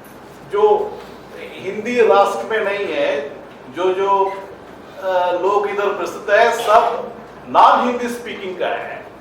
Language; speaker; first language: Hindi; non-native, local second language; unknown